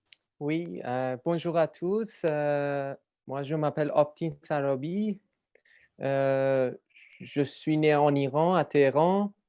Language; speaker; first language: French; non-native, learner; Persian